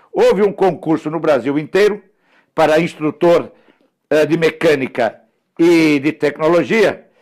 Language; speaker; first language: Portuguese; early bilingual, other home language; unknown